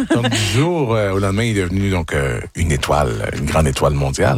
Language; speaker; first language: French; native; French